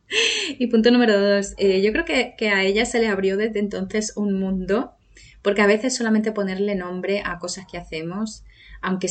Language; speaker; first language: Spanish; native; Spanish